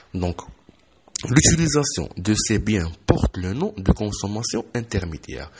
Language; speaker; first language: French; non-native, local second language; Arabic